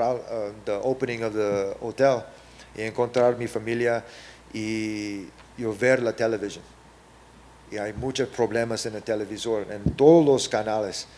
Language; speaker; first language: Spanish; non-native, learner; English